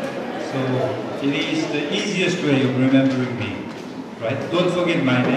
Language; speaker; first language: English; non-native, fluent; Korean